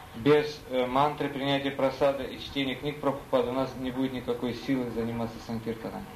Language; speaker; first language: Russian; native; Russian